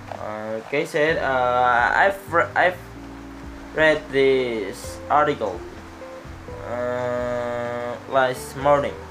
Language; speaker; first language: English; non-native, learner; Indonesian